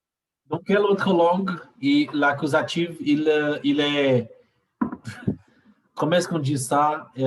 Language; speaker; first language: French; non-native, learner; Portuguese